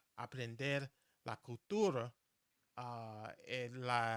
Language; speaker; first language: Spanish; non-native, learner; English